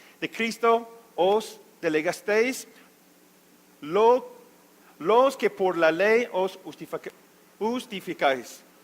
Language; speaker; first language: Spanish; non-native, fluent; English